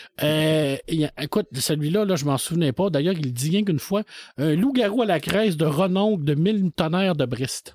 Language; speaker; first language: French; native; French